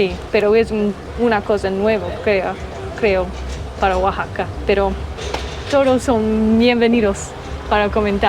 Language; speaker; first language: Spanish; non-native, learner; English